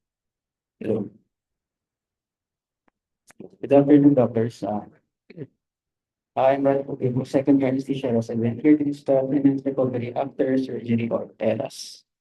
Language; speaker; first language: English; non-native, local second language; Filipino